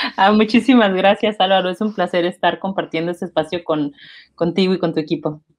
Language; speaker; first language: Spanish; native; Spanish